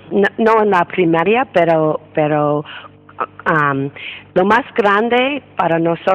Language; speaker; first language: Spanish; non-native, fluent; English